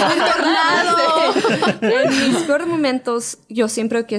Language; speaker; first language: Spanish; early bilingual, heritage; Spanish